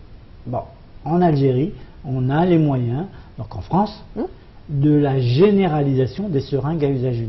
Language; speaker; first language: French; non-native, local second language; Arabic